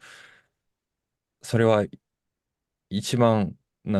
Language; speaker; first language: Japanese; non-native, fluent; Russian